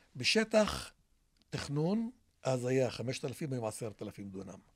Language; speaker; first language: Hebrew; non-native, local second language; Arabic